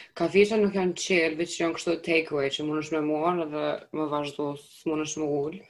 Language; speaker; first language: Albanian; early bilingual, heritage; Albanian